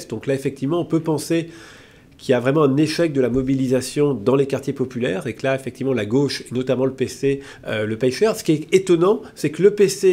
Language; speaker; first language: French; native; French